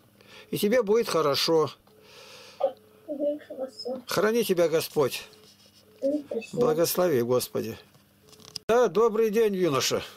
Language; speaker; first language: Russian; native; Russian